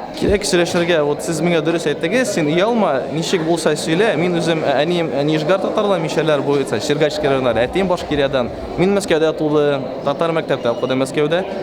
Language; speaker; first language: Tatar; non-native, local second language; Russian